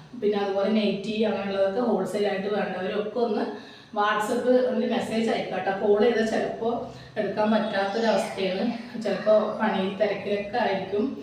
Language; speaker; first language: Malayalam; native; Malayalam